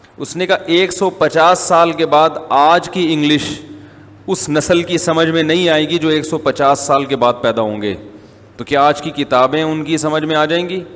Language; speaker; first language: Urdu; native; Urdu